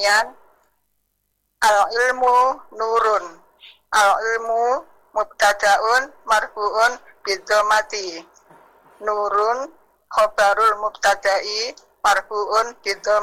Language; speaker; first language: Arabic; non-native, learner; Indonesian